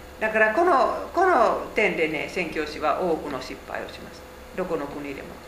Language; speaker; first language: Japanese; non-native, fluent; Finnish